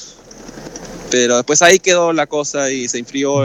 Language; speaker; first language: Spanish; native; Spanish